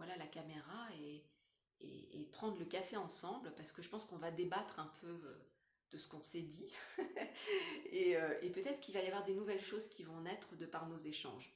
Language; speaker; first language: French; native; French